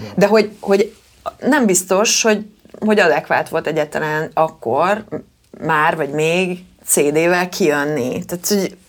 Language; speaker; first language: Hungarian; native; Hungarian